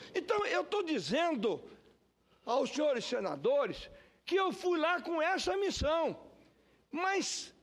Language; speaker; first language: Portuguese; native; Portuguese